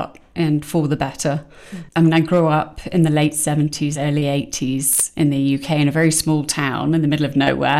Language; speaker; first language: English; native; English